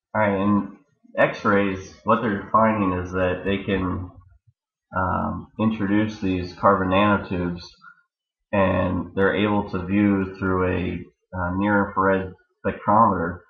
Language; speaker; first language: English; native; English